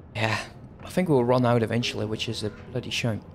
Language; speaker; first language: English; non-native, fluent; Dutch